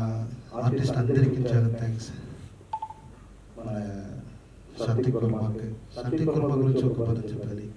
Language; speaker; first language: Telugu; non-native, learner; Tamil